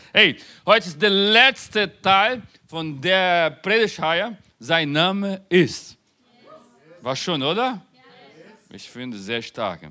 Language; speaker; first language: German; non-native, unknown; Spanish